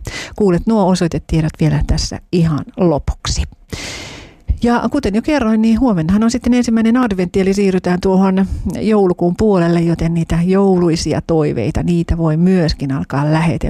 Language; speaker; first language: Finnish; native; Finnish